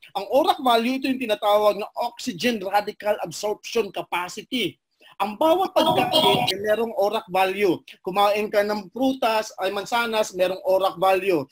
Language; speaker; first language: Filipino; non-native, local second language; Cebuano